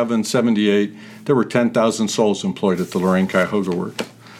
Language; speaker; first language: English; native; English